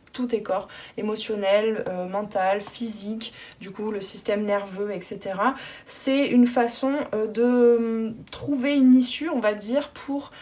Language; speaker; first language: French; native; French